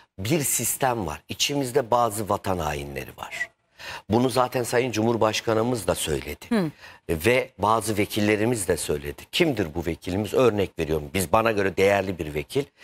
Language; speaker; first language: Turkish; native; Turkish